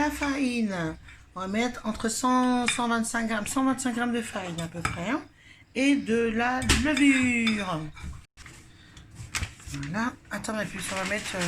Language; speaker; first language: French; native; French